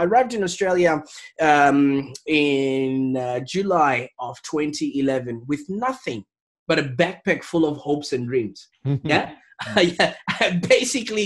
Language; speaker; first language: English; non-native, local second language; Shona